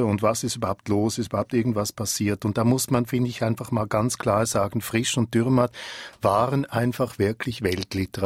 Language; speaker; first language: German; native; German